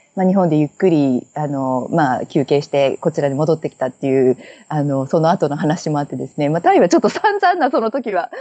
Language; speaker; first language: Japanese; native; Japanese